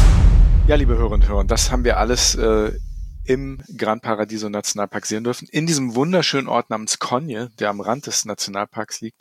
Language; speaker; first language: German; native; German